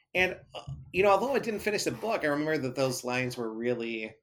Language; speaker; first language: English; native; English